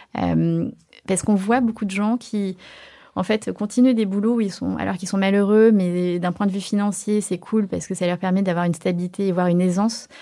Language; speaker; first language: French; early bilingual, other home language; Chinese